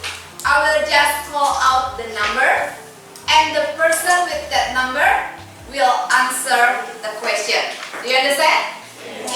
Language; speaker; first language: English; non-native, fluent; Indonesian